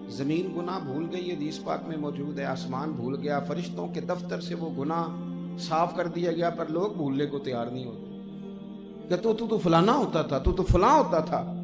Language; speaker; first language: Urdu; non-native, local second language; Punjabi